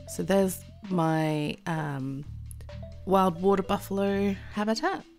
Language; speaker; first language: English; native; English